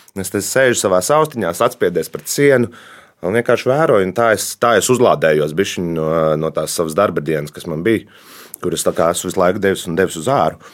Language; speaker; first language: Latvian; native; Latvian